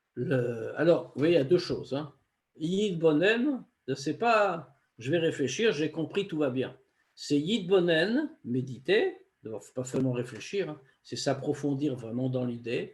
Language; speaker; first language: French; native; French